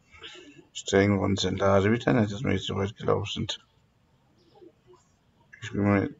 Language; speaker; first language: German; native; German